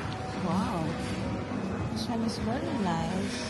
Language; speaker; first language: English; non-native, fluent; Filipino